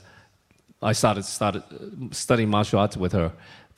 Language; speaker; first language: English; non-native, local second language; Cantonese